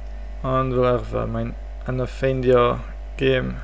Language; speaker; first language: Welsh; non-native, fluent; English